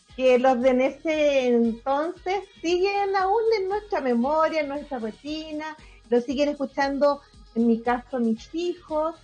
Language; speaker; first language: Spanish; native; Spanish